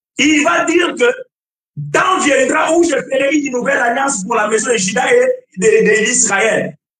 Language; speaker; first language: French; non-native, fluent; Portuguese